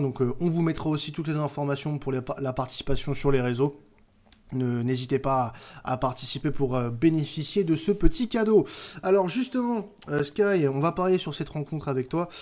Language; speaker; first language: French; native; French